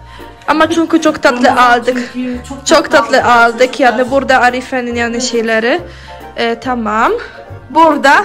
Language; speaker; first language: Turkish; non-native, learner; Polish